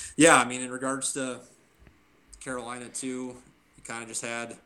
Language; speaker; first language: English; native; English